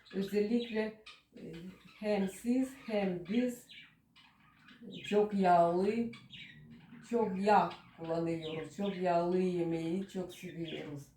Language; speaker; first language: Turkish; non-native, learner; Russian